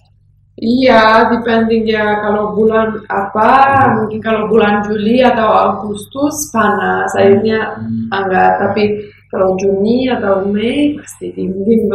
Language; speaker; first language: Indonesian; non-native, fluent; Romanian